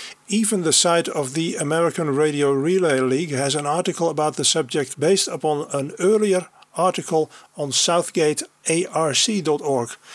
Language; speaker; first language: English; non-native, fluent; Dutch